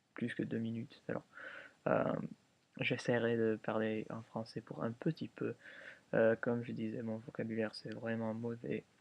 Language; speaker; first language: French; early bilingual, other home language; English